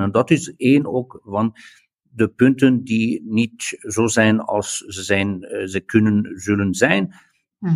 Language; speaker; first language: Dutch; non-native, learner; German